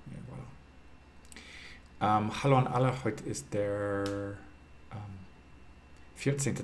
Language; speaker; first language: German; non-native, learner; English